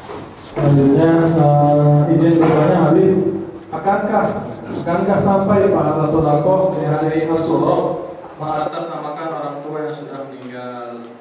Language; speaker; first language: Indonesian; native; Indonesian